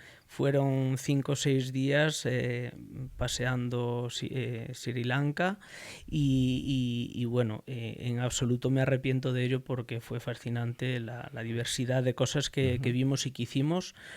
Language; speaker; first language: Spanish; native; Spanish